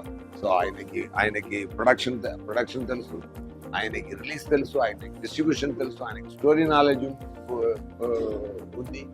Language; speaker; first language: Telugu; non-native, fluent; Tamil